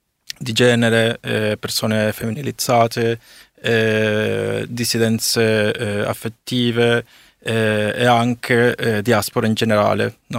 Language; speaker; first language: Italian; non-native, fluent; Spanish